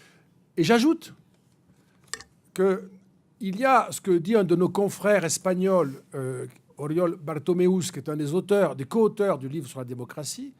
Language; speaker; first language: French; native; French